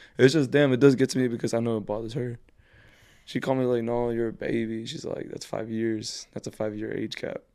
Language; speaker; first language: English; early bilingual, other home language; Spanish